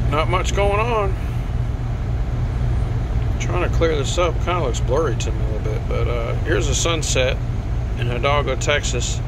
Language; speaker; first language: English; native; English